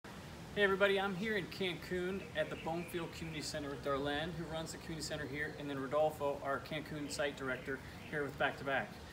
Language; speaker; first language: English; native; English